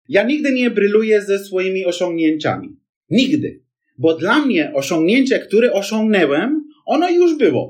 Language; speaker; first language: Polish; non-native, fluent; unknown